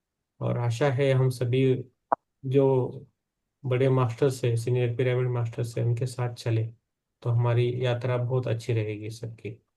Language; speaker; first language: Hindi; native; Hindi